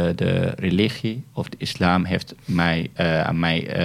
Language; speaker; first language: Dutch; non-native, fluent; Arabic